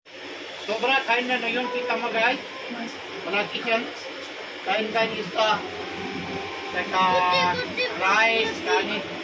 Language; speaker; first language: Filipino; non-native, learner; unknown